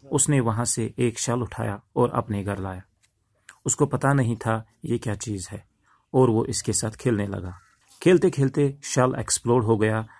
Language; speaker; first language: Urdu; non-native, local second language; Kashmiri